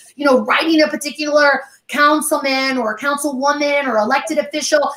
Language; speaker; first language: English; early bilingual, other home language; Spanish